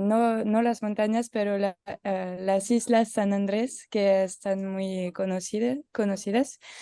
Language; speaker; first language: Spanish; non-native, learner; French